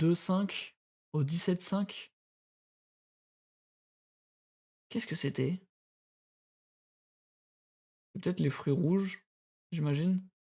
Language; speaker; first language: French; native; French